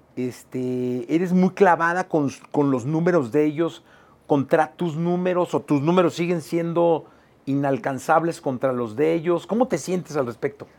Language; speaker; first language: Spanish; native; Spanish